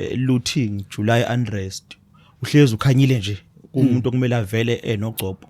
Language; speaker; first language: Zulu; native; Zulu